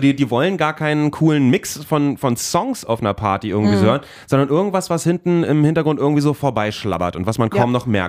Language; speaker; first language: German; native; German